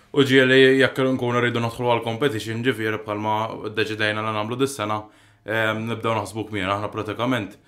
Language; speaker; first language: Maltese; native; Maltese